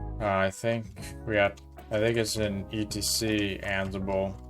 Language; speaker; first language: English; native; English